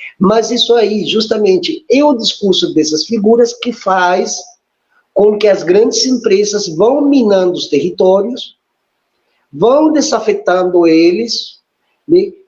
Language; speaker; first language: Portuguese; non-native, fluent; Spanish